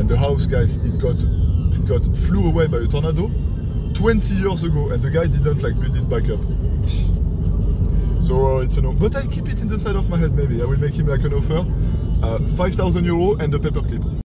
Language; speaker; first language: English; non-native, fluent; French